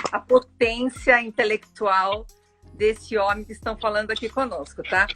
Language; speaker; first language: Portuguese; native; Portuguese